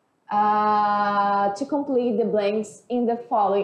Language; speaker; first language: English; non-native, fluent; Portuguese